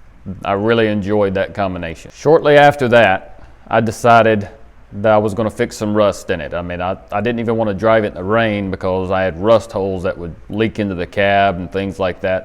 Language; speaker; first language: English; native; English